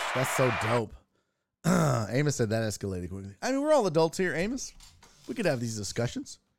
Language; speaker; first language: English; early bilingual, other home language; German